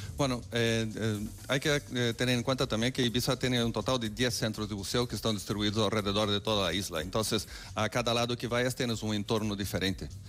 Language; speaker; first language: Spanish; non-native, fluent; Portuguese